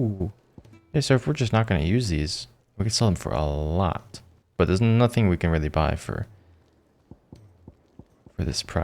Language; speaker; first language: English; native; English